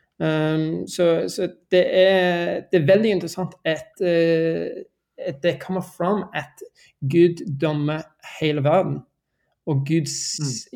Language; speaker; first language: Norwegian; non-native, learner; English